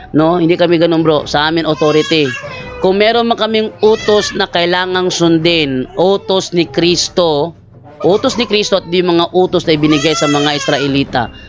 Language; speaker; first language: Filipino; non-native, local second language; Cebuano